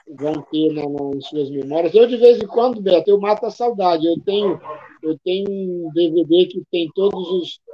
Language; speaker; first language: Portuguese; native; Portuguese